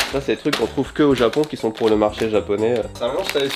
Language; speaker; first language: French; native; French